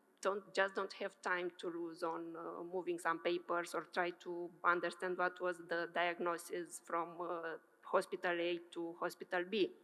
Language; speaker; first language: English; non-native, fluent; Romanian